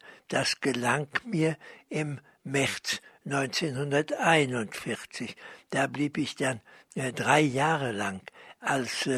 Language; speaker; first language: German; early bilingual, heritage; German